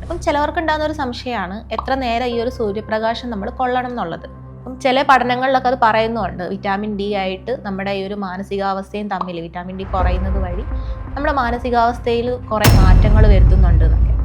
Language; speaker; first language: Malayalam; native; Malayalam